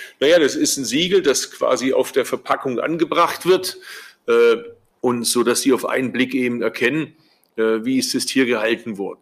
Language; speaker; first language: German; early bilingual, other home language; Turkish